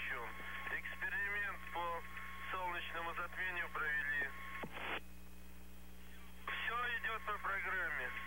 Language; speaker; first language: Russian; native; Russian